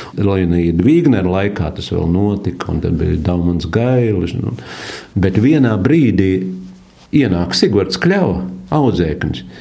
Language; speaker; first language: Latvian; native; Latvian